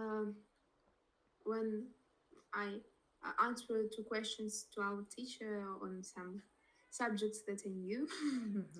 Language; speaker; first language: English; non-native, learner; Russian